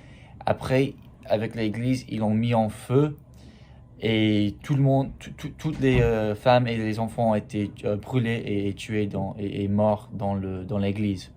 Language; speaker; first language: French; non-native, fluent; English